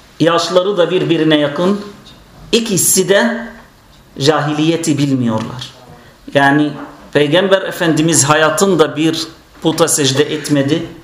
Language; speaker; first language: Turkish; non-native, fluent; Arabic